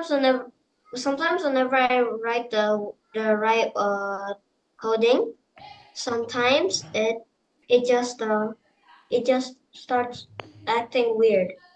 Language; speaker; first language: English; non-native, fluent; Indonesian